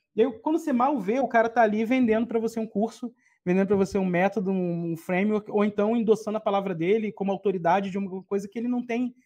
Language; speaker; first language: Portuguese; native; Portuguese